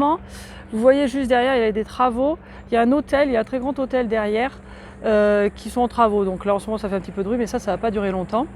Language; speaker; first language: French; native; French